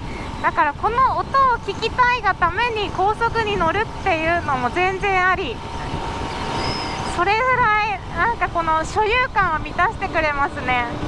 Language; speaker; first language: Japanese; native; Japanese